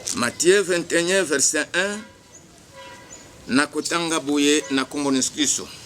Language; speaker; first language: Lingala; non-native, local second language; Kongo